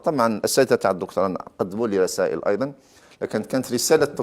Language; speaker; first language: Arabic; native; Arabic